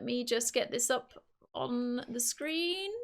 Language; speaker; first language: English; native; English